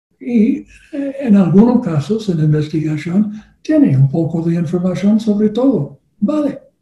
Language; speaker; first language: Spanish; non-native, learner; English